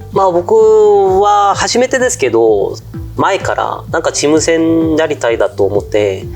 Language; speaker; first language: Japanese; non-native, fluent; Korean